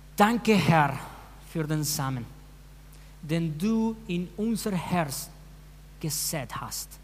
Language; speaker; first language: German; non-native, fluent; Spanish